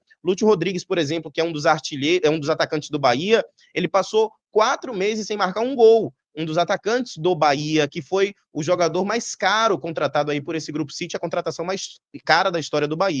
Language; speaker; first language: Portuguese; native; Portuguese